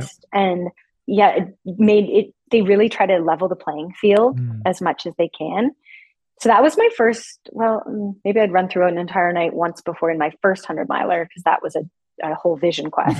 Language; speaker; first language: English; native; English